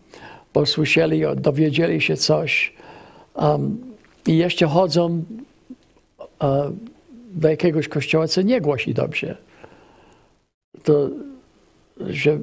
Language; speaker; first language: Polish; early bilingual, heritage; English